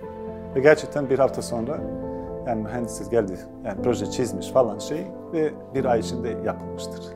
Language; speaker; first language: Turkish; non-native, fluent; Bosnian